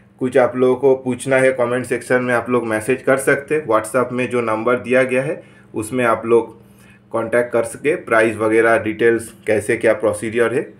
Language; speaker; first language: Hindi; non-native, local second language; Bangla